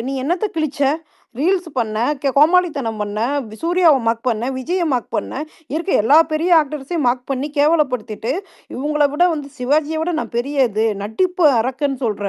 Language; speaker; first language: Tamil; native; Tamil